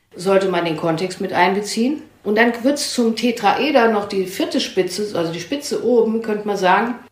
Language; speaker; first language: German; native; German